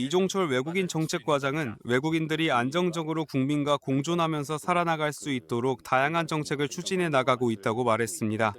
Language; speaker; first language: Korean; native; Korean